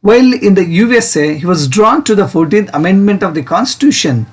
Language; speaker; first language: English; non-native, local second language; Kannada